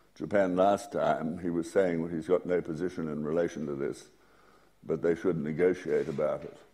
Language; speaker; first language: English; native; English